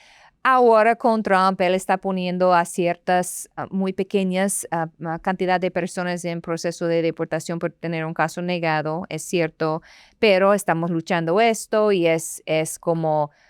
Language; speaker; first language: Spanish; non-native, fluent; English